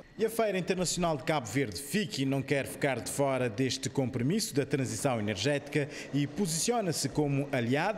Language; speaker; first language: Portuguese; non-native, local second language; Kabuverdianu